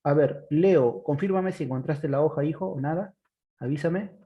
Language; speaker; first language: Spanish; native; Spanish